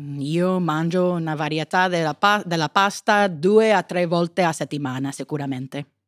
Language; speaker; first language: Italian; non-native, fluent; English